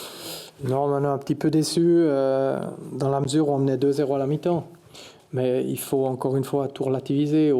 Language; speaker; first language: French; native; French